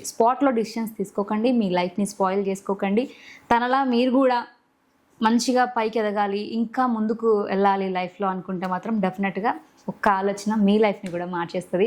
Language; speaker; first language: Telugu; native; Telugu